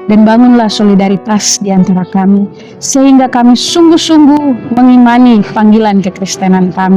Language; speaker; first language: Indonesian; native; Indonesian